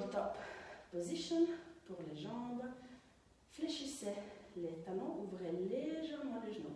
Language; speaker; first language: French; non-native, fluent; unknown